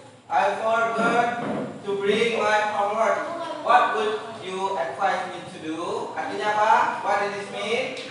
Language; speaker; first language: English; non-native, fluent; Indonesian